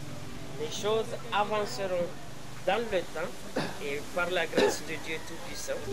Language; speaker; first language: French; non-native, local second language; Hausa